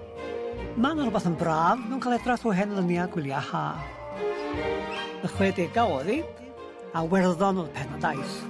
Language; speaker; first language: Welsh; native; Welsh